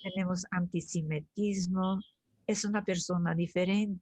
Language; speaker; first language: Spanish; early bilingual, other home language; German